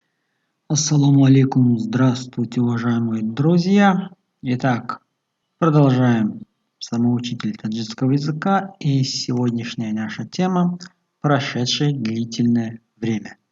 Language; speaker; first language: Russian; non-native, local second language; Tajik